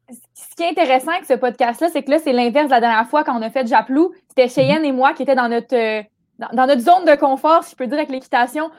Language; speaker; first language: French; native; French